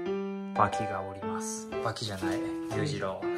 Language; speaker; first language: Japanese; native; Japanese